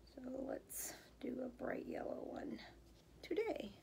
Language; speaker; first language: English; native; English